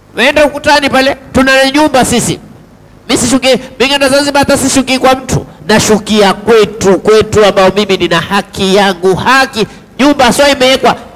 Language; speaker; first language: Swahili; native; Swahili